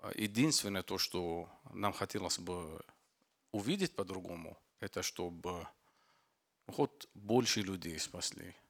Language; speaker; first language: Russian; non-native, fluent; Arabic